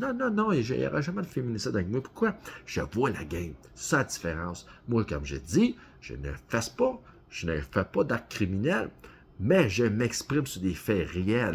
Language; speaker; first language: French; native; French